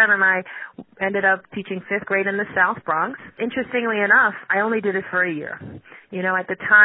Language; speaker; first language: English; native; English